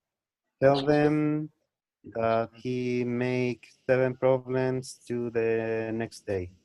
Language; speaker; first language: English; non-native, learner; Spanish